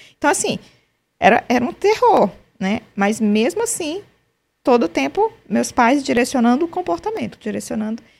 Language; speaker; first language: Portuguese; native; Portuguese